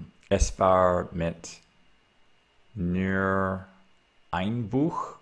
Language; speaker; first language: German; non-native, learner; English